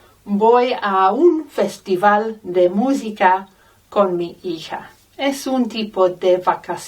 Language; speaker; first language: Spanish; non-native, fluent; English